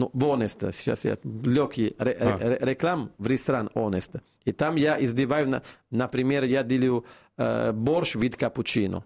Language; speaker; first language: Russian; non-native, fluent; Italian